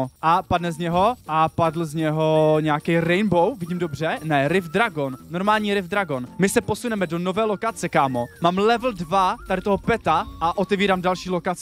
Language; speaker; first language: Czech; native; Czech